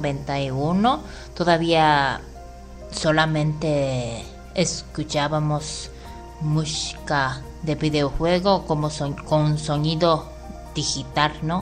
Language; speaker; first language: Spanish; non-native, fluent; Japanese